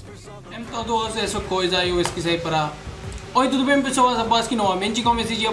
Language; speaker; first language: Portuguese; non-native, learner; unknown